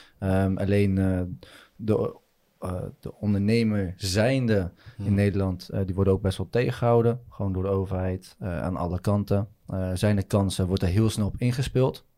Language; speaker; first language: Dutch; native; Dutch